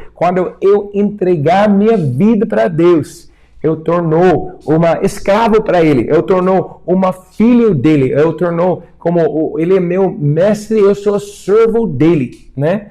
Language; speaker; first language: Portuguese; non-native, fluent; English